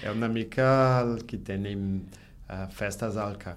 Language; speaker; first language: Catalan; non-native, learner; Portuguese